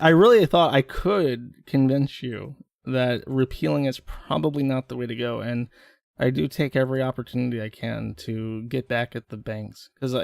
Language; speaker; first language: English; native; English